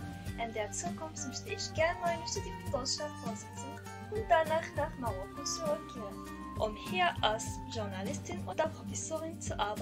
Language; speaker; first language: German; non-native, fluent; Arabic